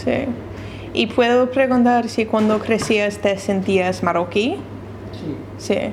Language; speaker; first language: Spanish; non-native, learner; English